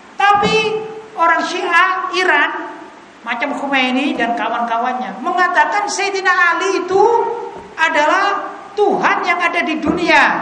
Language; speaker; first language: Indonesian; native; Indonesian